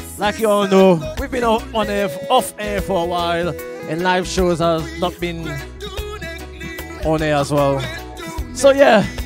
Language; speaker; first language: English; non-native, local second language; Seselwa Creole French